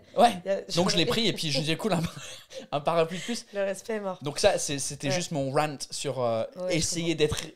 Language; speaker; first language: French; non-native, fluent; English